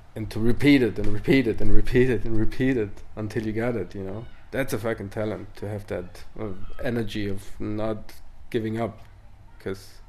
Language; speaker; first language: English; non-native, fluent; Italian